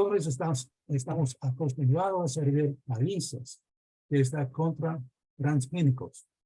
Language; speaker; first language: Spanish; non-native, fluent; English